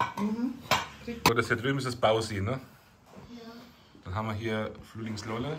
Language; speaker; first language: German; native; German